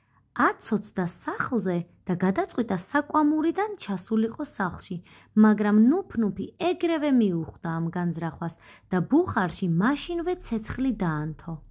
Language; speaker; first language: Georgian; native; Georgian